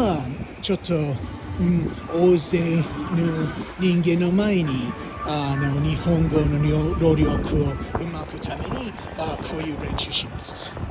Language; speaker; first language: Japanese; non-native, learner; English